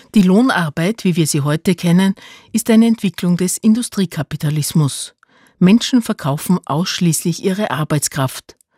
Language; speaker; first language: German; native; German